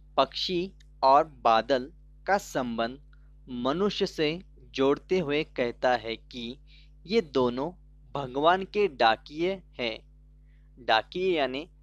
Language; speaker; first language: Hindi; non-native, local second language; Kannada